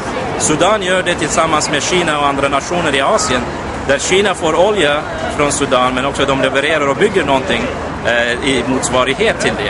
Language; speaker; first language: Swedish; non-native, fluent; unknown